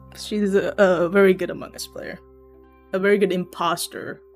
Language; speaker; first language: English; early bilingual, other home language; Sinhala